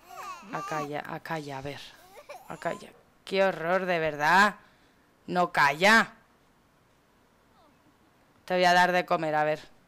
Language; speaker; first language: Spanish; native; Spanish